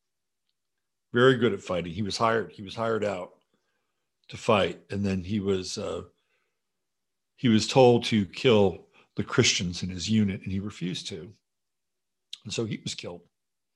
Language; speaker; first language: English; native; English